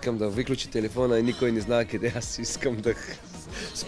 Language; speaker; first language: Bulgarian; non-native, learner; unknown